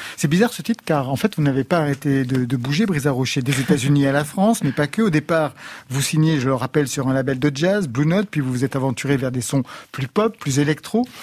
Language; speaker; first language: French; native; French